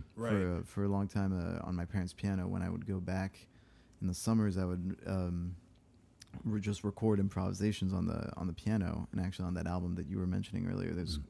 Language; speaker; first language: English; early bilingual, other home language; French